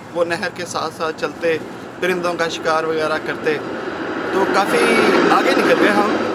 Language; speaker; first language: Urdu; non-native, local second language; Punjabi